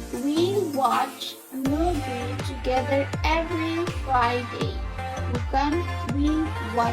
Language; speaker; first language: English; non-native, fluent; Indonesian